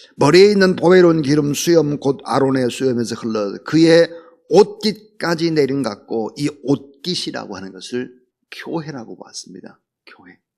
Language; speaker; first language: Korean; native; Korean